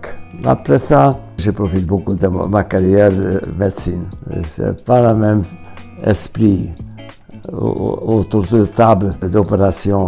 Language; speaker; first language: French; non-native, fluent; Hungarian